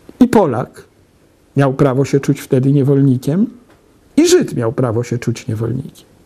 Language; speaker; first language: Polish; native; Polish